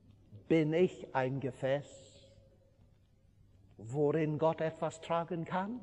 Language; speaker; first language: German; non-native, fluent; English